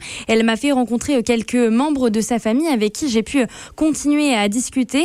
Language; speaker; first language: French; native; French